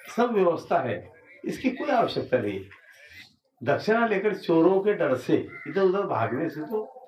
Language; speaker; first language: Hindi; non-native, local second language; Marathi